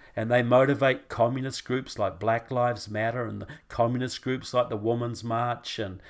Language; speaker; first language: English; native; English